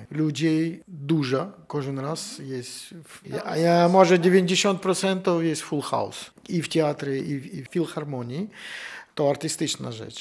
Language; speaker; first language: Polish; non-native, learner; Ukrainian